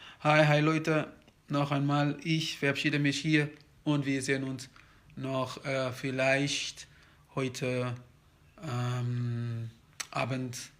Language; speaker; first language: German; non-native, fluent; Kabuverdianu